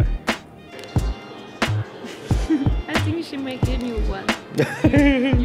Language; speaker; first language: English; non-native, fluent; Ukrainian